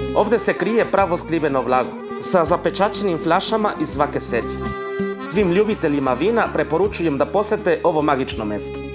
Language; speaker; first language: Serbian; non-native, fluent; Spanish